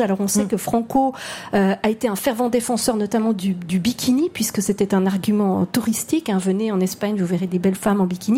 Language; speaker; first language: French; native; French